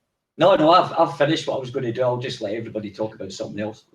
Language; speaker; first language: English; native; English